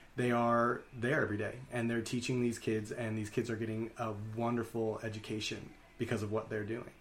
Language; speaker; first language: English; native; English